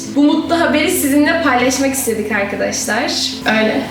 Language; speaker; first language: Turkish; native; Turkish